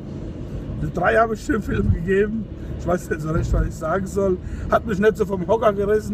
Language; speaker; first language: German; native; German